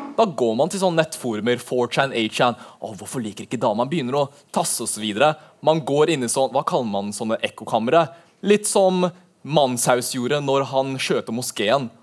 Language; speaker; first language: Norwegian; native; Norwegian